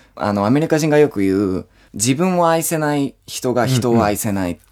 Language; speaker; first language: Japanese; non-native, fluent; English